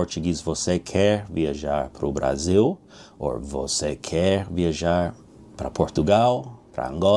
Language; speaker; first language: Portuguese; non-native, fluent; English